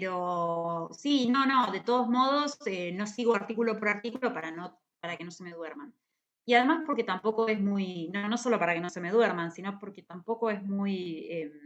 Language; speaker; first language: Spanish; native; Spanish